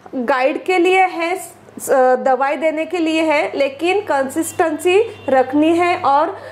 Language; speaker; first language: Hindi; non-native, local second language; Marathi